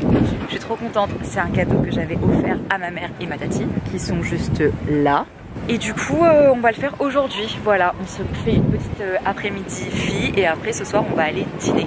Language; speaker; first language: French; native; French